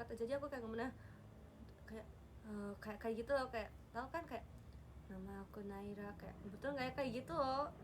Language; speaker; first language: Indonesian; non-native, learner; Japanese